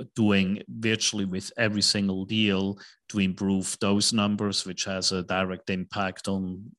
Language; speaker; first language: English; non-native, fluent; German